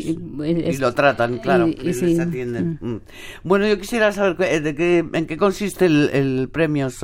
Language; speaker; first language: Spanish; native; Spanish